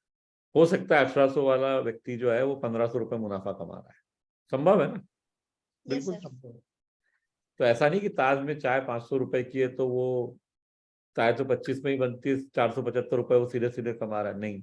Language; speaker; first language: Hindi; native; Hindi